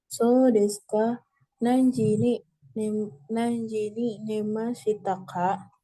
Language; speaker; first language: Japanese; non-native, learner; Indonesian